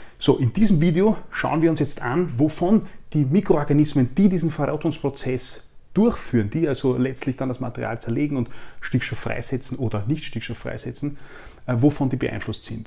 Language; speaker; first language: German; native; German